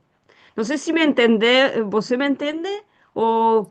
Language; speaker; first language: Portuguese; non-native, learner; Spanish